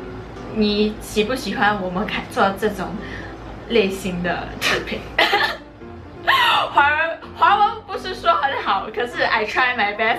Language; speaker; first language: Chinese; non-native, local second language; English